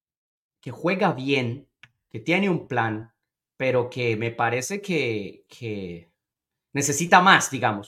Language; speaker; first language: Spanish; native; Spanish